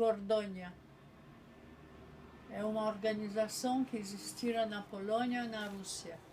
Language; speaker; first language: Portuguese; non-native, fluent; Polish